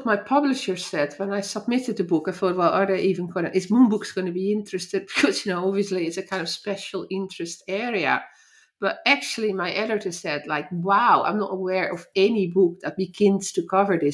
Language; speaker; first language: English; non-native, fluent; Dutch